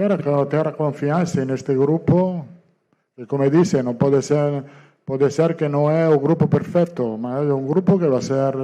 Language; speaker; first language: Portuguese; non-native, learner; Italian